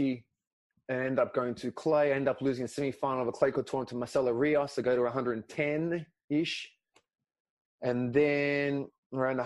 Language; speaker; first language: English; non-native, local second language; Greek